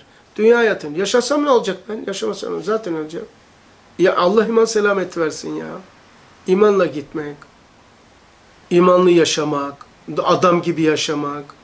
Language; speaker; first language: Turkish; native; Turkish